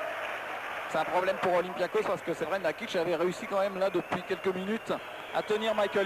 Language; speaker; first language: French; native; French